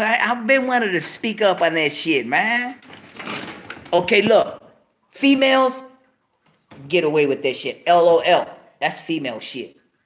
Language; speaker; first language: English; early bilingual, other home language; Spanish